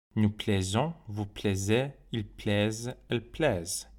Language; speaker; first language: French; non-native, fluent; Persian